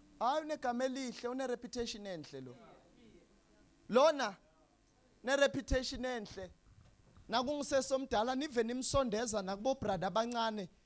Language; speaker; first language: Zulu; non-native, local second language; Swati